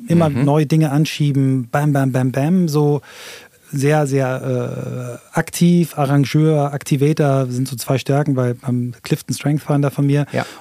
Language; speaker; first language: German; native; German